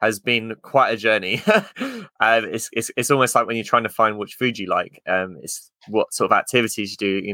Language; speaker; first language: English; native; English